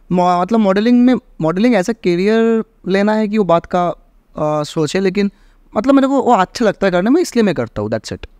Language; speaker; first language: Hindi; native; Hindi